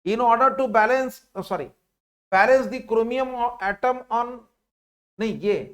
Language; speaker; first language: Hindi; non-native, local second language; Marathi